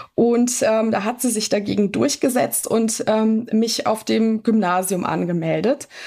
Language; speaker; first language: German; native; German